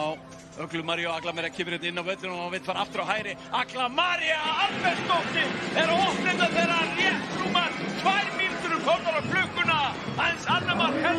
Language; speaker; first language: Icelandic; native; Icelandic